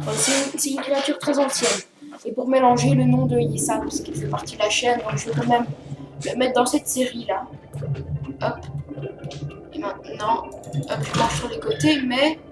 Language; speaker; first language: French; native; French